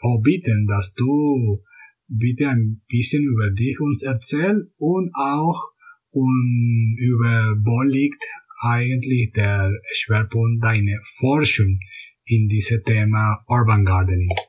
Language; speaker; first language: German; non-native, fluent; Spanish